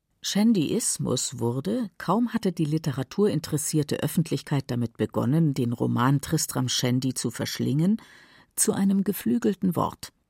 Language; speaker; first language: German; native; German